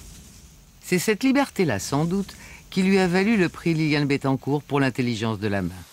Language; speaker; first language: French; native; French